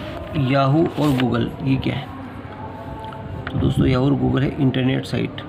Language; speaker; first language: Hindi; native; Hindi